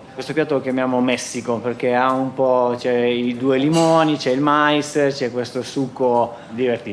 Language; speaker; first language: Italian; native; Italian